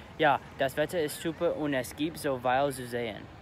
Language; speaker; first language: German; non-native, learner; English